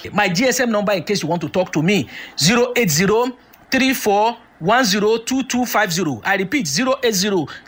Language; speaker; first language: Nigerian Pidgin; native; Nigerian Pidgin